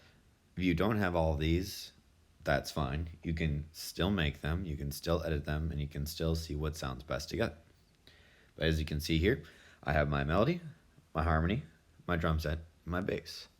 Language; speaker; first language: English; native; English